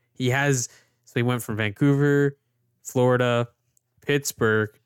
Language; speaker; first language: English; early bilingual, other home language; Maltese